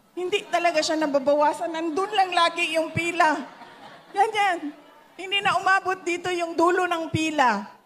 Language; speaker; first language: Filipino; non-native, local second language; Cebuano